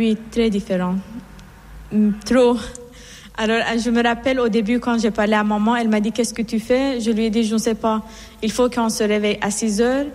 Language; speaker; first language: French; non-native, fluent; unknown